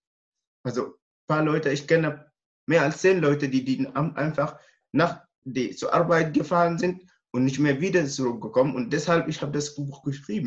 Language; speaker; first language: German; non-native, learner; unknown